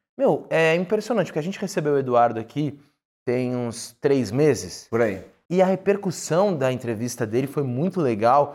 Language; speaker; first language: Portuguese; native; Portuguese